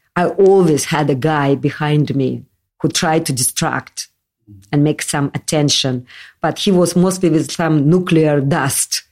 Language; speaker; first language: English; non-native, learner; Russian